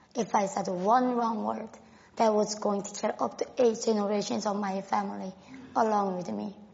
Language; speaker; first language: English; non-native, fluent; Korean